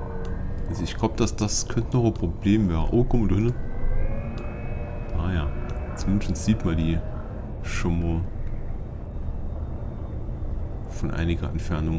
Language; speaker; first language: German; native; German